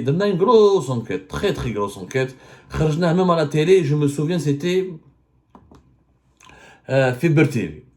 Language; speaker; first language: French; non-native, local second language; Arabic